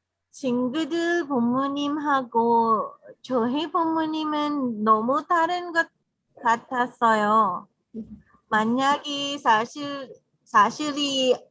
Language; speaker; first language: Korean; non-native, learner; English